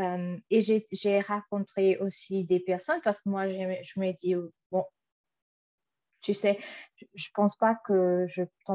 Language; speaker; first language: French; non-native, fluent; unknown